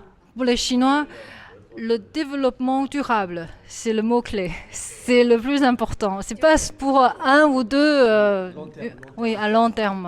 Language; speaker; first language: French; non-native, fluent; Chinese